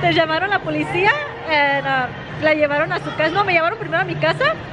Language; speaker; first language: Spanish; early bilingual, heritage; Spanish